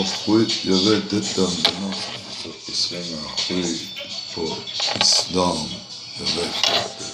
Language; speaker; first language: Swedish; non-native, fluent; Spanish